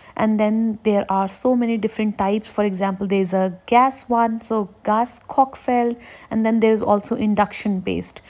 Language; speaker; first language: English; non-native, local second language; Hindi